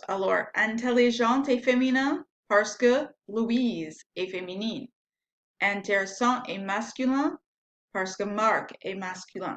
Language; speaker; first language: French; non-native, fluent; English